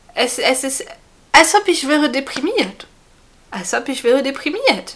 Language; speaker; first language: German; non-native, fluent; French